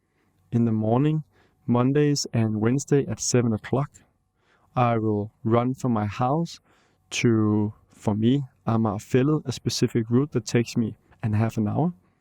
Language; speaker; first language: English; non-native, fluent; Danish